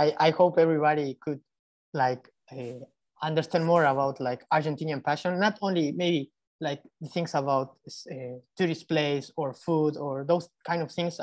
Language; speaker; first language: English; non-native, fluent; Spanish